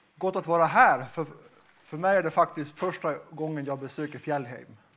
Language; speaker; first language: Swedish; non-native, local second language; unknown